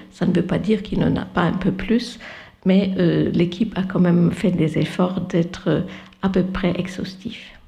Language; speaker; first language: French; non-native, fluent; German